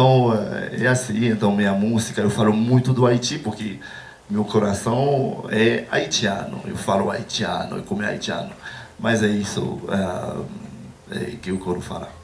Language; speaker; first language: Portuguese; non-native, learner; Haitian Creole